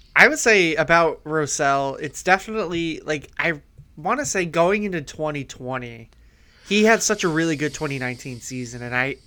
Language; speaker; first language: English; native; English